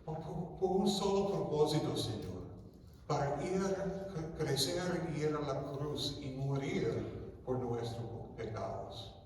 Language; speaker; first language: Spanish; non-native, fluent; English